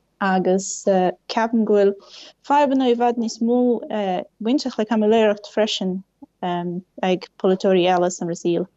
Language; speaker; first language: Irish; non-native, fluent; Portuguese